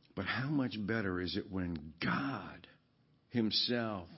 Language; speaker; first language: English; native; English